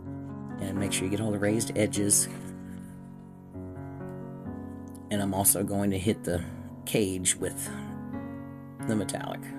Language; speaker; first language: English; native; English